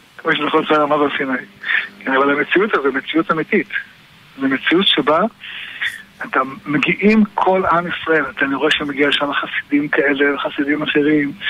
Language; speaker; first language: Hebrew; native; Hebrew